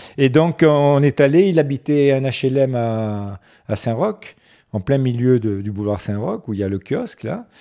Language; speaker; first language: French; native; French